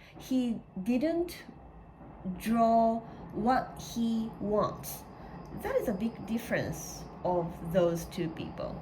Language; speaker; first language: English; non-native, learner; Japanese